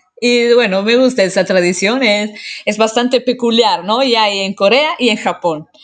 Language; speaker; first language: Spanish; non-native, fluent; Italian